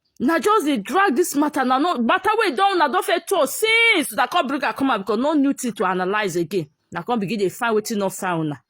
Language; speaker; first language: Nigerian Pidgin; native; Nigerian Pidgin